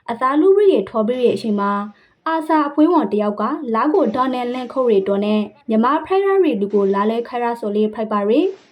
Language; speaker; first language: Burmese; native; Burmese